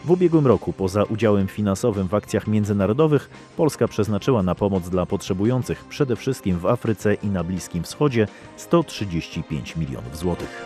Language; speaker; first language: Polish; native; Polish